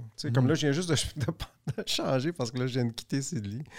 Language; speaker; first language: French; native; French